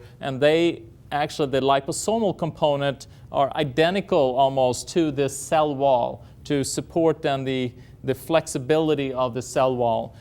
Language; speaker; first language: English; non-native, fluent; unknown